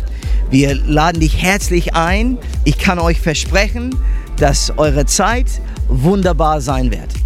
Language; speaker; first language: German; early bilingual, heritage; English